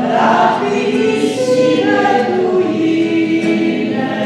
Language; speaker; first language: Slovenian; native; Slovenian